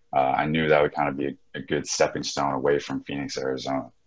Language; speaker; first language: English; native; English